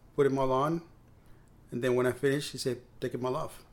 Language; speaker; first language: English; non-native, fluent; Spanish